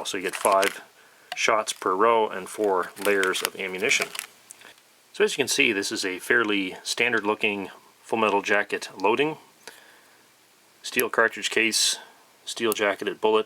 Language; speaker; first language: English; native; English